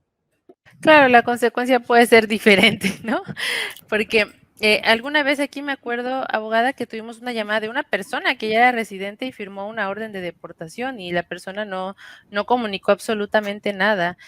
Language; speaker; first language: Spanish; native; Spanish